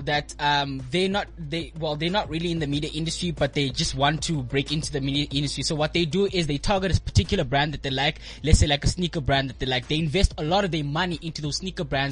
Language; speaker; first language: English; non-native, local second language; Xhosa